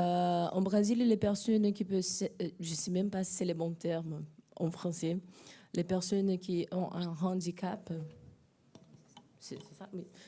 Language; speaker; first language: French; non-native, fluent; Portuguese